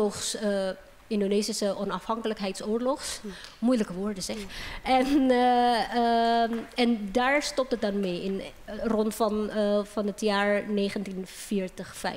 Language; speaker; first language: Dutch; non-native, fluent; Indonesian